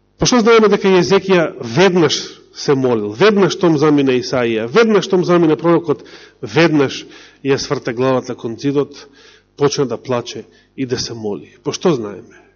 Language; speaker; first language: Macedonian; native; Macedonian